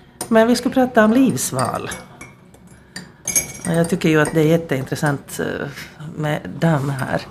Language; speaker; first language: Swedish; native; Swedish